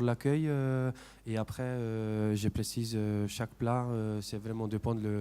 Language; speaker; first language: French; non-native, fluent; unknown